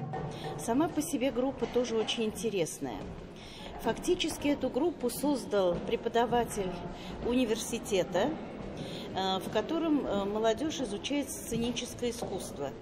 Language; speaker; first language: Russian; native; Russian